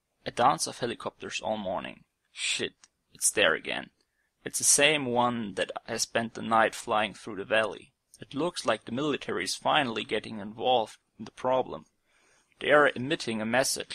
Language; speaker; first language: English; non-native, fluent; German